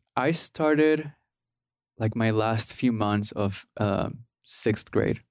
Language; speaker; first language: English; early bilingual, other home language; Spanish